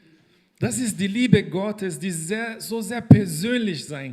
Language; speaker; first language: German; non-native, fluent; Portuguese